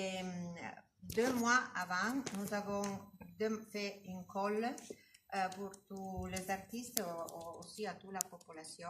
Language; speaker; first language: French; non-native, learner; Italian